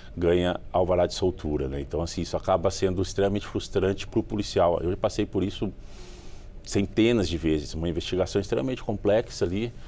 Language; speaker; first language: Portuguese; native; Portuguese